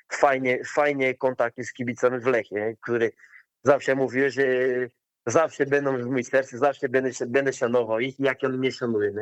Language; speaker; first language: Polish; non-native, learner; Portuguese